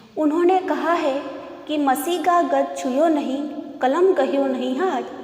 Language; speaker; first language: Hindi; non-native, local second language; Gujarati